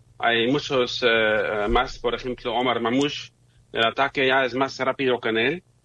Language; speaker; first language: Spanish; non-native, fluent; German